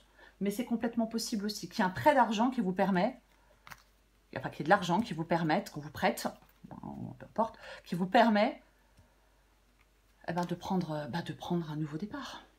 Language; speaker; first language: French; native; French